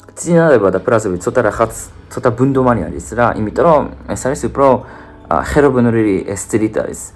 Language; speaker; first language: Georgian; non-native, fluent; Japanese